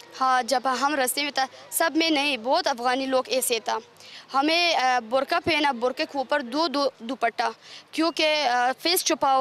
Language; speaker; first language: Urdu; non-native, learner; Persian